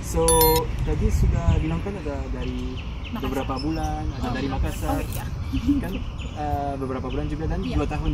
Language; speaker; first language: Indonesian; non-native, fluent; French